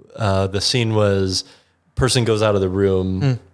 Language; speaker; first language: English; native; English